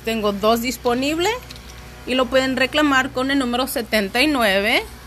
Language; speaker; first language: Spanish; early bilingual, heritage; Spanish